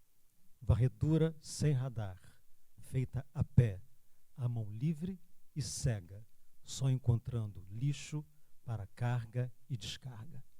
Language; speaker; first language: Portuguese; native; Portuguese